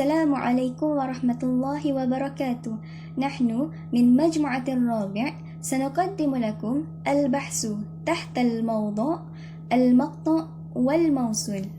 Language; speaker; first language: Arabic; non-native, learner; Malay